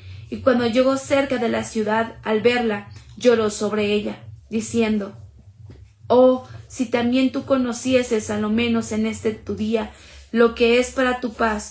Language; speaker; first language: Spanish; native; Spanish